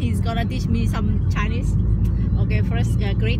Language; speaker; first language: English; non-native, learner; Vietnamese